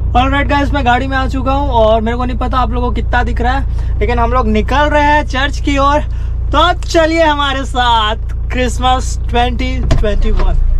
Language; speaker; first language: Hindi; native; Hindi